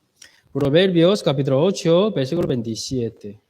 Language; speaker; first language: Spanish; non-native, learner; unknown